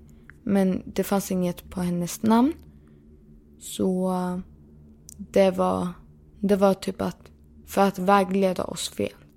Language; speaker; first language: Swedish; early bilingual, other home language; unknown